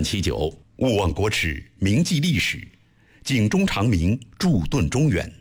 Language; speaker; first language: Chinese; native; Chinese